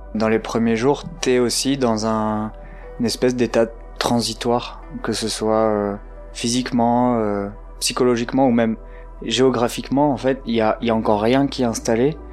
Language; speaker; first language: French; native; French